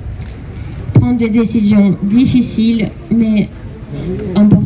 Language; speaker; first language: French; non-native, fluent; Ukrainian